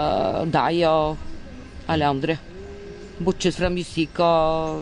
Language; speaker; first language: Norwegian; non-native, fluent; Bulgarian